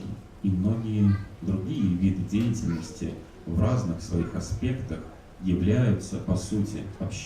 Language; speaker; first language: Russian; native; Russian